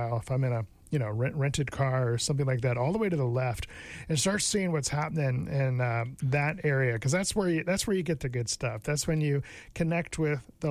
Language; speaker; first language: English; native; English